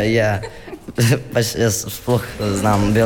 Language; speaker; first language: Slovenian; non-native, learner; Russian